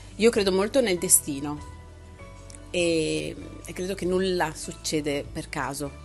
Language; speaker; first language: Italian; native; Italian